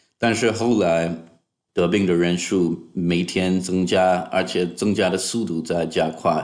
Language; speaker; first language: Chinese; non-native, fluent; English